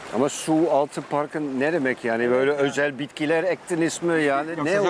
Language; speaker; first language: Turkish; non-native, fluent; Dutch